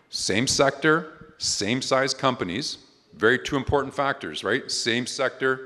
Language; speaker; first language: English; native; English